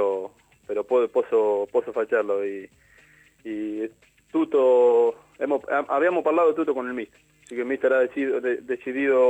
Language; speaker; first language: Italian; non-native, learner; Spanish